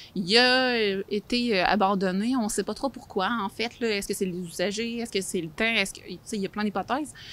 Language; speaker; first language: French; native; French